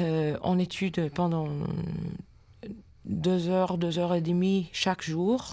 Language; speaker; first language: French; non-native, fluent; English